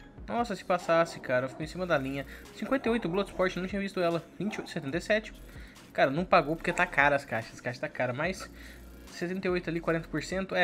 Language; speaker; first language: Portuguese; native; Portuguese